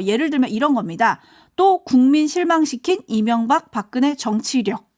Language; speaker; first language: Korean; native; Korean